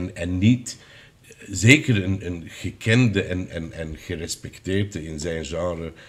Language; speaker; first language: Dutch; non-native, fluent; English